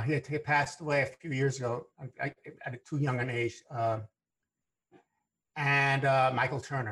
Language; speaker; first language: English; early bilingual, other home language; Spanish